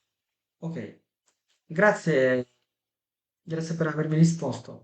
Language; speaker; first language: Italian; non-native, fluent; Bangla